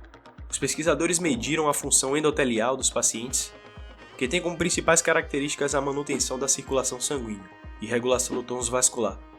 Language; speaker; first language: Portuguese; native; Portuguese